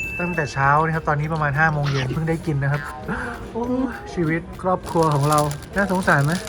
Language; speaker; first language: Thai; native; Thai